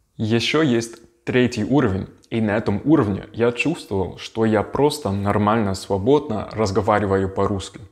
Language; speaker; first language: Russian; non-native, fluent; Dutch